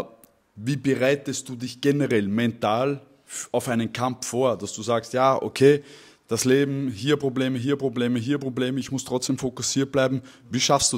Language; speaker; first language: German; native; German